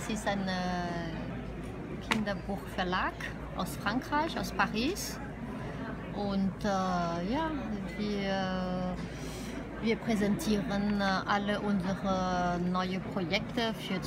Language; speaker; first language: German; non-native, fluent; French